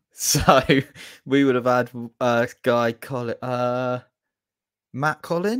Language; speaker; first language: English; native; English